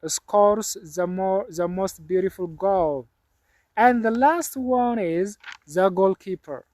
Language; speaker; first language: English; non-native, local second language; Amharic